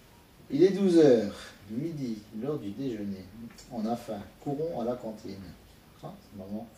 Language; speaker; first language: French; native; French